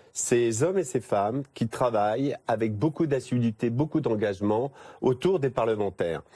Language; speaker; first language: French; native; French